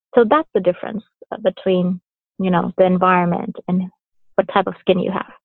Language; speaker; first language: English; early bilingual, other home language; Vietnamese